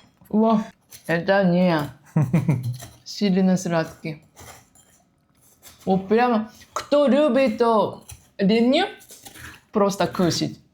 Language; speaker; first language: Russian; non-native, learner; Japanese